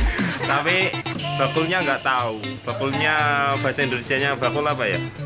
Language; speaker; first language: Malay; non-native, local second language; Javanese